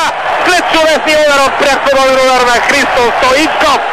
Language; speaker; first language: Bulgarian; native; Bulgarian